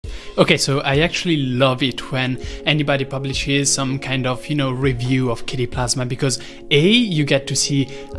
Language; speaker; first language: English; non-native, fluent; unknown